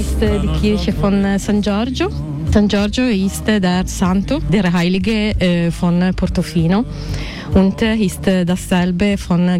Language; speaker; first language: German; non-native, learner; Italian